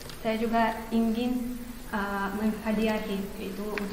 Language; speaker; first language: Indonesian; non-native, fluent; Russian